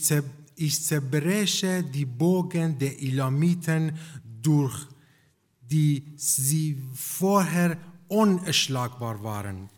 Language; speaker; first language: German; non-native, fluent; Persian